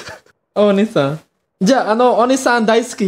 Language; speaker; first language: Japanese; non-native, learner; Indonesian